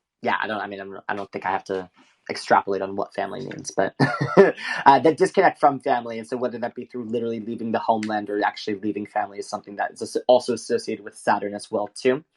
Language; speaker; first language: English; native; English